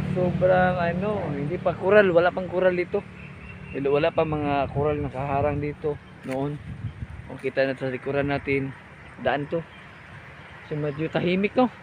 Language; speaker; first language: Filipino; non-native, local second language; Cebuano